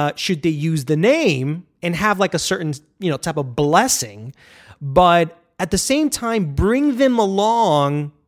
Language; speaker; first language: English; early bilingual, other home language; Spanish